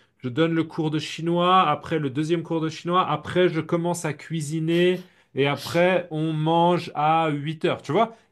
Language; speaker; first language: French; native; French